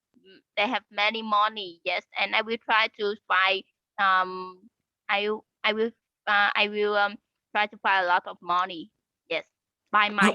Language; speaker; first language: English; non-native, learner; Vietnamese